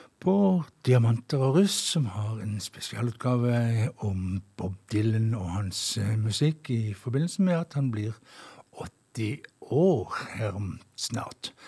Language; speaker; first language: Norwegian; native; Norwegian